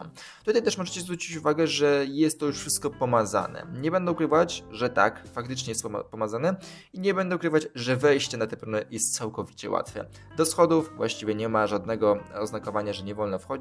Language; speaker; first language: Polish; native; Polish